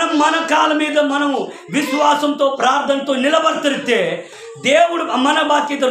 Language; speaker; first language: Telugu; non-native, local second language; Koya